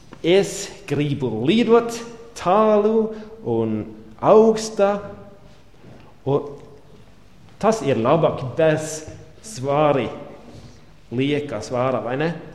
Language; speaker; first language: Latvian; non-native, learner; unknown